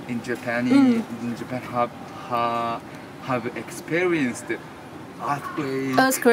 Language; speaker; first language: English; non-native, learner; Japanese